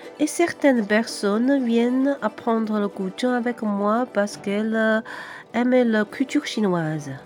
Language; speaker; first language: French; non-native, fluent; Chinese